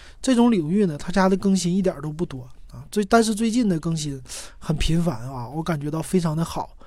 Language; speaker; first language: Chinese; native; Chinese